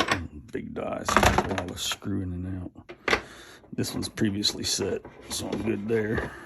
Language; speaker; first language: English; native; English